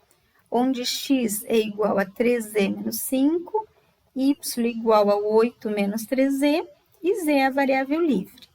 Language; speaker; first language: Portuguese; native; Portuguese